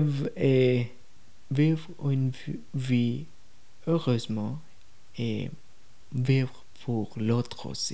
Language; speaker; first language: French; non-native, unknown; Tamil